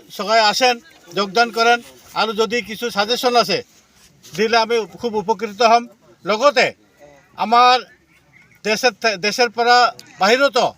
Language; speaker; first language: Assamese; non-native, local second language; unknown